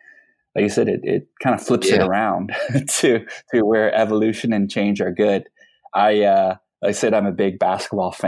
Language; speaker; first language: English; native; English